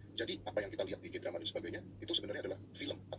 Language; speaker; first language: Indonesian; native; Indonesian